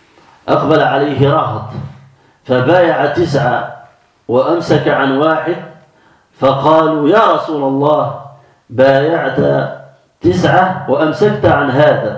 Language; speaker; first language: Arabic; non-native, fluent; French